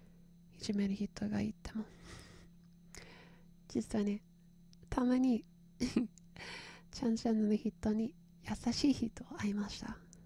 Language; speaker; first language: Japanese; non-native, learner; English